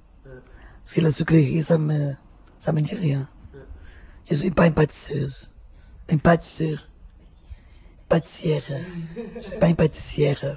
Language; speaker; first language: French; non-native, fluent; Portuguese